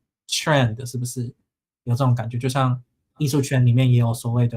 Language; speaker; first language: Chinese; native; Chinese